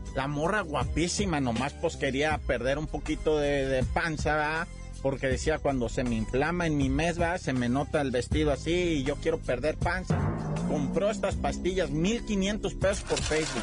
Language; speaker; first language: Spanish; native; Spanish